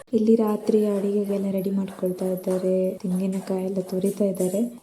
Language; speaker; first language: Kannada; non-native, local second language; Tulu